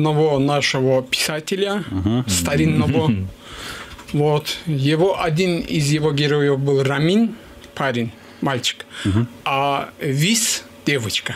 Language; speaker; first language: Russian; non-native, local second language; Azerbaijani